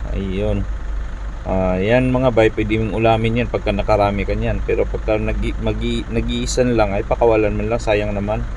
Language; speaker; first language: Filipino; non-native, local second language; Cebuano